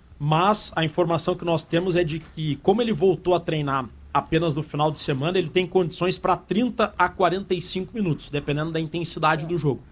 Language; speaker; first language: Portuguese; native; Portuguese